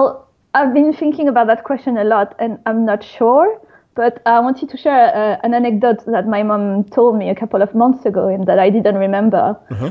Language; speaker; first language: English; non-native, fluent; French